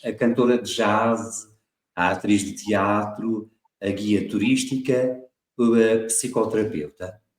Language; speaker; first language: Portuguese; native; Portuguese